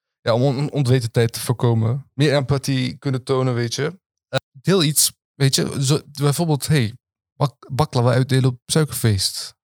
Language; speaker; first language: Dutch; early bilingual, other home language; Arabic